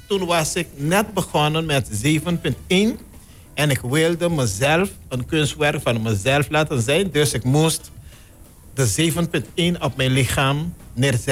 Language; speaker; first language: Dutch; non-native, local second language; Papiamento